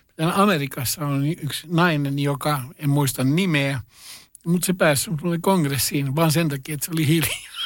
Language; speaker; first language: Finnish; non-native, local second language; Swedish